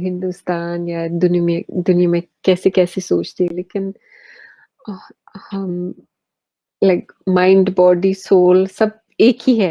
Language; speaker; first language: Hindi; early bilingual, heritage; English